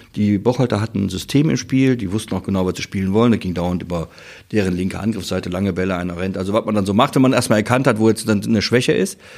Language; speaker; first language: German; native; German